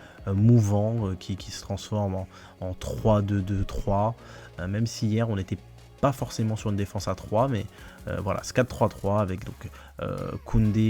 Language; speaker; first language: French; native; French